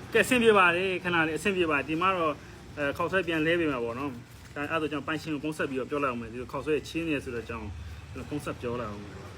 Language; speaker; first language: Burmese; non-native, local second language; Shan